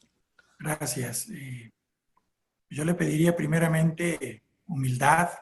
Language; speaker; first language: Spanish; native; Spanish